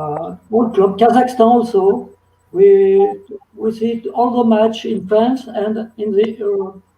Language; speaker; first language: English; non-native, learner; French